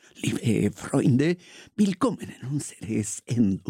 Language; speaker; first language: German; non-native, learner; Spanish